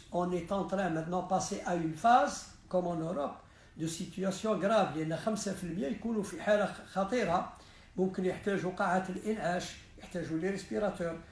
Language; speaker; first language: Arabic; native; Arabic